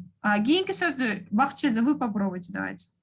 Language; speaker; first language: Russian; native; Russian